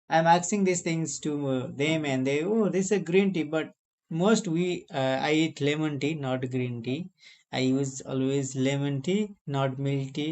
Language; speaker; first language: English; non-native, learner; Nepali